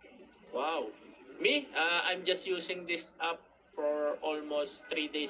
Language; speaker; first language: English; non-native, learner; Filipino